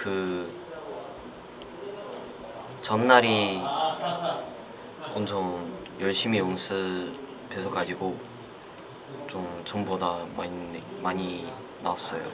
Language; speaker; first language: Korean; non-native, learner; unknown